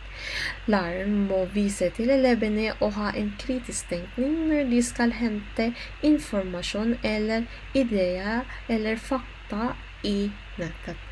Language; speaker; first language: Norwegian; non-native, learner; Filipino